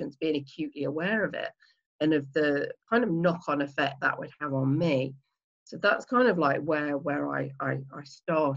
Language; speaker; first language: English; native; English